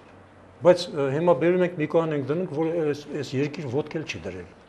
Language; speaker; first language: Armenian; native; Armenian